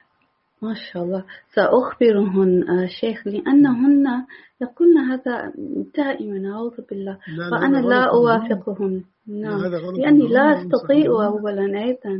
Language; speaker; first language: Arabic; non-native, learner; English